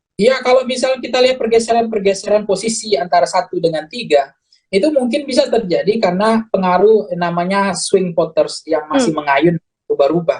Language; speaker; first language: Indonesian; native; Indonesian